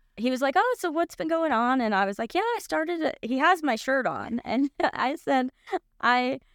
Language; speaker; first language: English; native; English